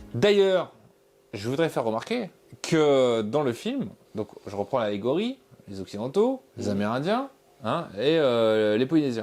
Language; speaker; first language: French; native; French